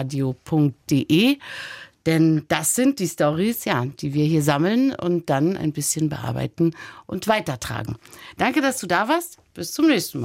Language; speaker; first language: German; native; German